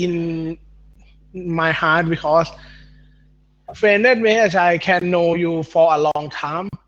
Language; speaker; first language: English; non-native, learner; Thai